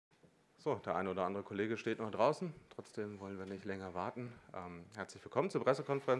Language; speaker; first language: German; native; German